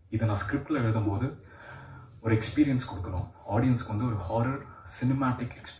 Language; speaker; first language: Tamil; native; Tamil